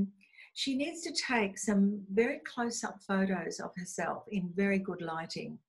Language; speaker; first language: English; native; English